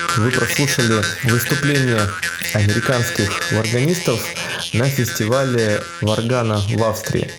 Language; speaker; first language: Russian; native; Russian